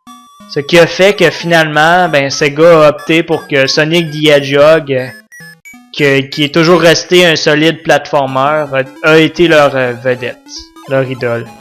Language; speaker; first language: French; native; French